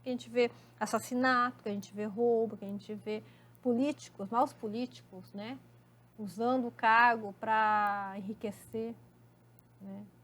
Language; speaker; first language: Portuguese; native; Portuguese